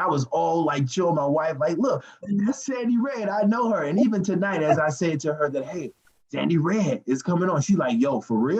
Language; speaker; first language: English; native; English